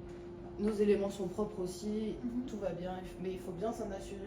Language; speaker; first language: French; native; French